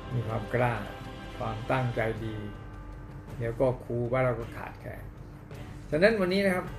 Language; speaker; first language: Thai; native; Thai